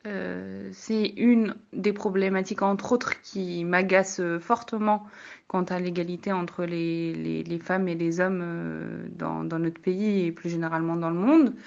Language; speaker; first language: French; native; French